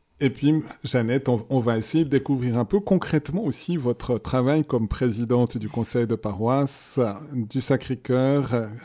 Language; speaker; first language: French; native; French